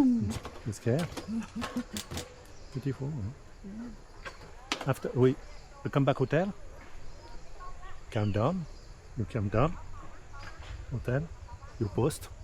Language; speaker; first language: English; non-native, learner; French